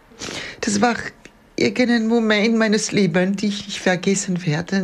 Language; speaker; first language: German; non-native, fluent; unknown